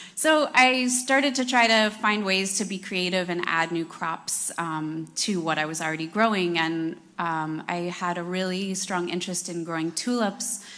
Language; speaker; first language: English; native; English